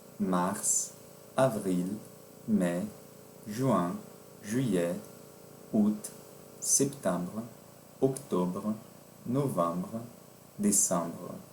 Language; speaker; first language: French; non-native, fluent; Portuguese